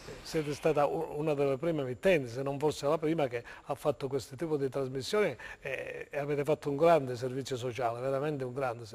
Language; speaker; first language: Italian; native; Italian